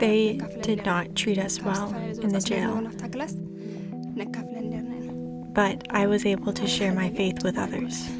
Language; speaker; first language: English; non-native, fluent; Arabic